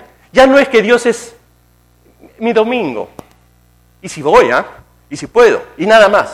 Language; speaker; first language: Spanish; native; Spanish